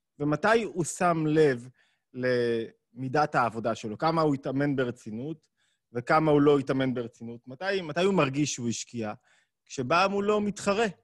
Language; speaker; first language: Hebrew; native; Hebrew